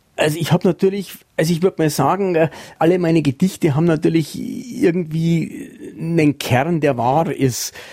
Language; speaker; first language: German; native; German